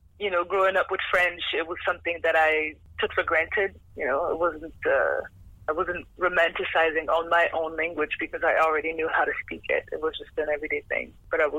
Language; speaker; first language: English; non-native, fluent; French